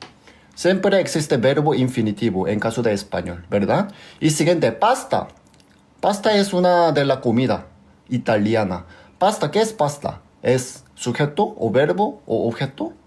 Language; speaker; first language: Spanish; non-native, fluent; Korean